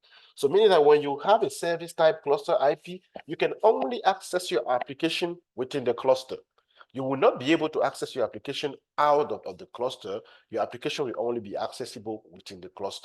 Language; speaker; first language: English; non-native, fluent; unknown